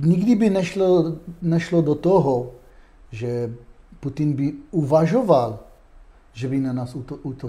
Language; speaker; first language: Czech; non-native, fluent; Hebrew